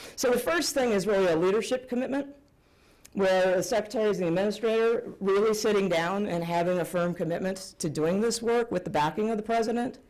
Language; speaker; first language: English; native; English